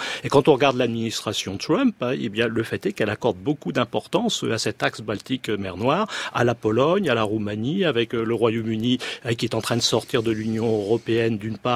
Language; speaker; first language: French; native; French